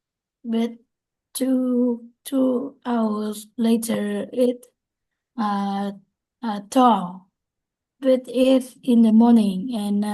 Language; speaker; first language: English; non-native, learner; Vietnamese